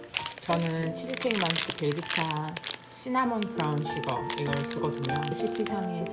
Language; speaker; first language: Korean; native; Korean